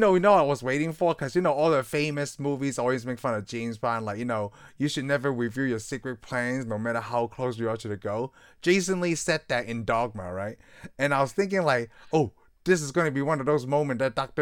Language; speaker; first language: English; non-native, local second language; Cantonese